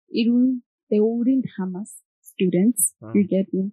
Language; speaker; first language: English; non-native, local second language; Shona